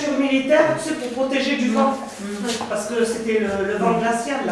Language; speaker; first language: French; early bilingual, other home language; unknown